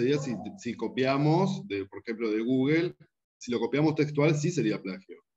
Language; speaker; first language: Spanish; native; Spanish